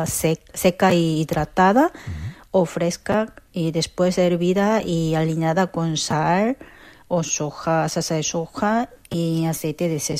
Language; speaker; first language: Spanish; non-native, fluent; Korean